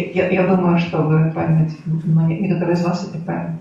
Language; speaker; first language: Russian; native; Russian